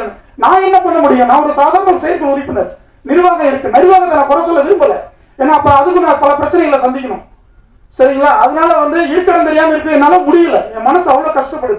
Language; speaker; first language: Tamil; native; Tamil